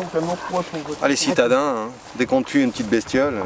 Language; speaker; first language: French; native; French